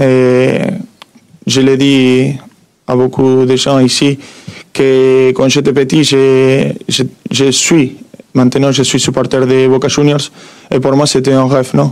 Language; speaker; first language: French; non-native, fluent; Spanish